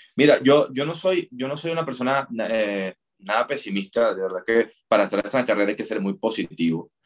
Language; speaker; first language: Spanish; native; Spanish